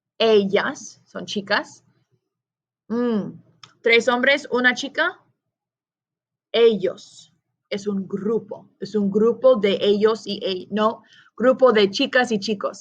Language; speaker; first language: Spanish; non-native, fluent; English